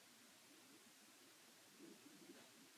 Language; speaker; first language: English; non-native, learner; Thai